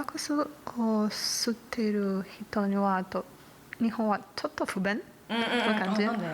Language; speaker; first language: Japanese; non-native, learner; Italian